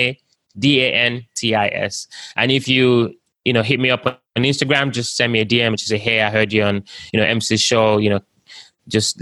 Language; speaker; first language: English; non-native, local second language; Yoruba